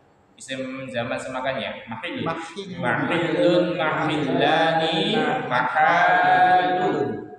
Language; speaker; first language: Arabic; non-native, fluent; Indonesian